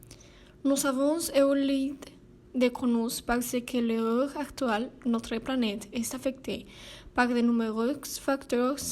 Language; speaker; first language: French; non-native, learner; Spanish